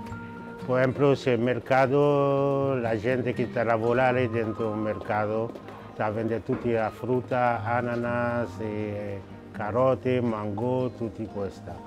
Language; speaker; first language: Italian; non-native, learner; Haitian Creole